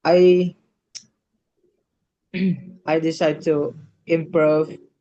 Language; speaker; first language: English; non-native, learner; Indonesian